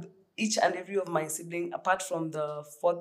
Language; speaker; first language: English; non-native, local second language; Swahili